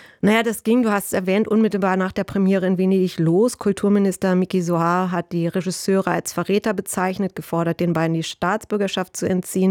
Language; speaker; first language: German; native; German